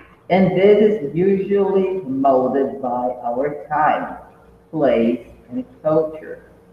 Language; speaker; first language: English; non-native, fluent; Portuguese